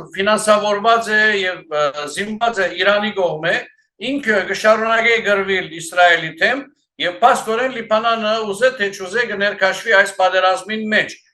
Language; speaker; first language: Armenian; early bilingual, heritage; Armenian